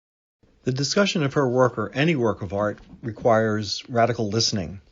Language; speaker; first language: English; native; English